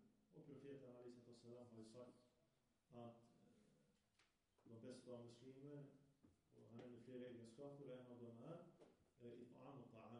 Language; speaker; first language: Swedish; early bilingual, other home language; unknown